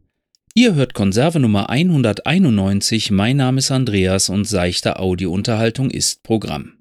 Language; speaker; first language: German; native; German